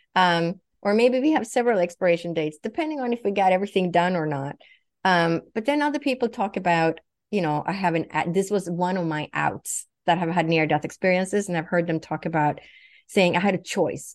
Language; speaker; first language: English; non-native, fluent; Swedish